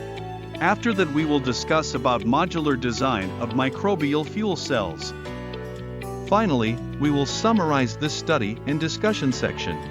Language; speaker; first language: English; non-native, fluent; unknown